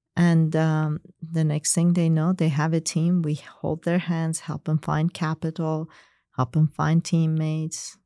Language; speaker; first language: English; non-native, fluent; Persian